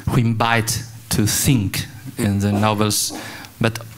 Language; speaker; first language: English; non-native, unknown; Spanish